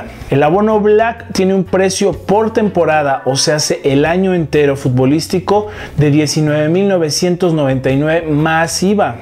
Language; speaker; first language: Spanish; native; Spanish